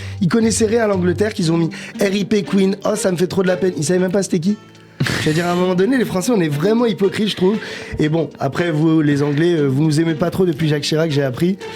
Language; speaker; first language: French; native; French